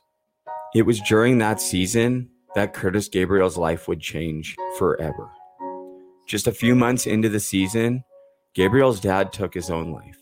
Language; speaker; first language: English; native; English